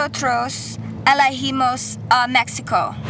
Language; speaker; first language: Spanish; non-native, learner; English